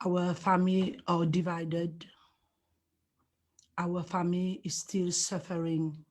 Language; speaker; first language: English; non-native, learner; Morisyen